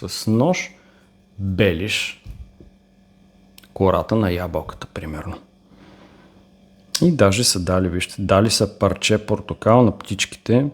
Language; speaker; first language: Bulgarian; native; Bulgarian